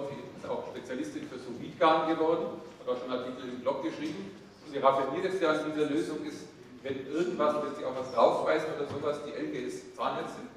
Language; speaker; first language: German; native; German